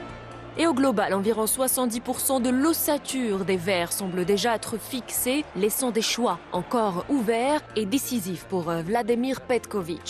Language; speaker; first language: French; native; French